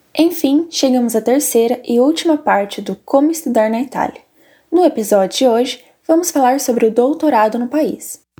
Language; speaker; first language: Portuguese; native; Portuguese